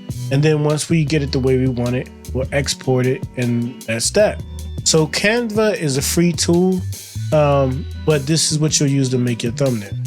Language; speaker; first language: English; native; English